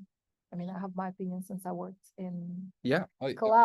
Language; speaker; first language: English; non-native, fluent; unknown